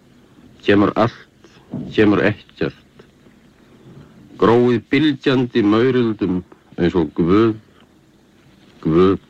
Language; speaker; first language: Icelandic; native; Icelandic